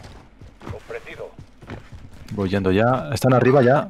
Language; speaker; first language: Spanish; native; Spanish